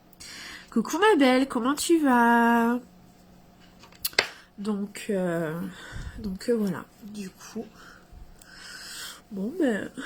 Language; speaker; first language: French; native; French